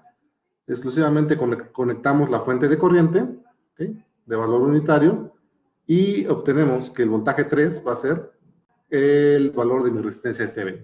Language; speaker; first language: Spanish; native; Spanish